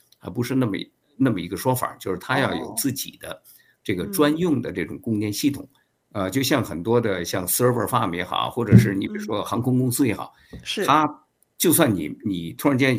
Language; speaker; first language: Chinese; native; Chinese